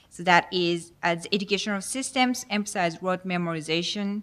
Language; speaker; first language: English; non-native, fluent; Japanese